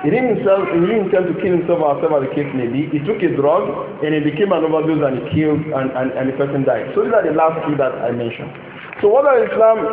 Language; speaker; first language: English; non-native, local second language; Yoruba